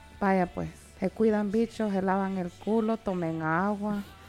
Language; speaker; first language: Spanish; early bilingual, heritage; Spanish